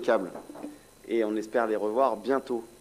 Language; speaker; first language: French; native; French